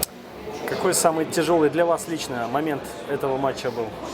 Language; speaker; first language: Russian; native; Russian